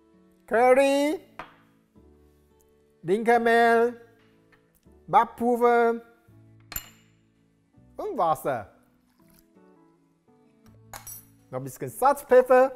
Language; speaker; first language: German; non-native, learner; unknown